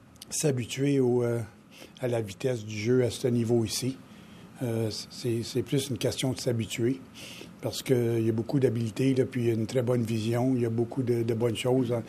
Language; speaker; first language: French; native; French